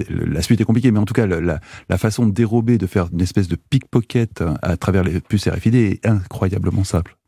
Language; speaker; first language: French; native; French